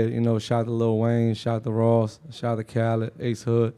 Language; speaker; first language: English; non-native, fluent; Arabic